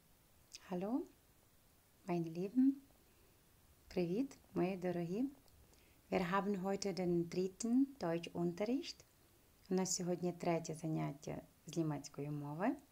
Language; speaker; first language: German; non-native, fluent; Ukrainian